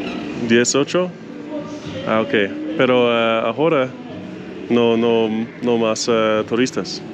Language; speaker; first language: Spanish; non-native, learner; English